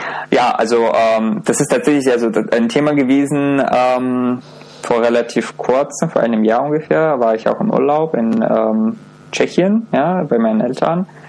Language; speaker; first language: German; non-native, fluent; Azerbaijani